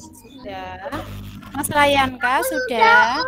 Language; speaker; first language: Indonesian; native; Indonesian